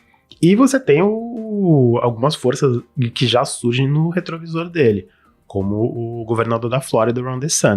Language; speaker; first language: Portuguese; native; Portuguese